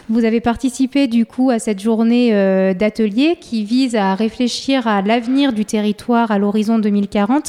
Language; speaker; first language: French; native; French